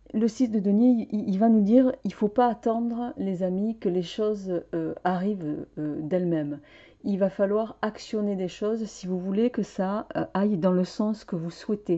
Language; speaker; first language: French; native; French